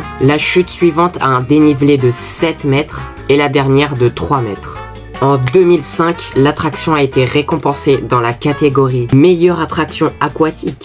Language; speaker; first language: French; native; French